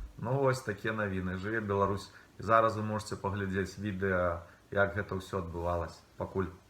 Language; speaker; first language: Belarusian; native; Belarusian